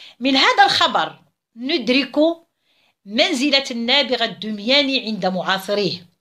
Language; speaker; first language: Arabic; native; Arabic